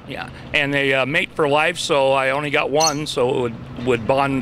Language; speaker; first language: English; native; English